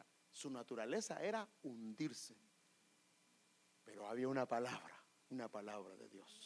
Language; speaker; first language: Spanish; native; Spanish